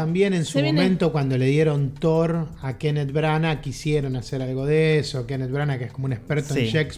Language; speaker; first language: Spanish; native; Spanish